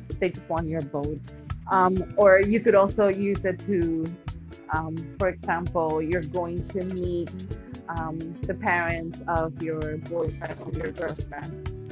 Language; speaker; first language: English; non-native, fluent; Spanish